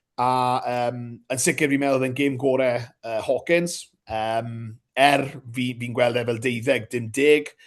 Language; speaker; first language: Welsh; native; Welsh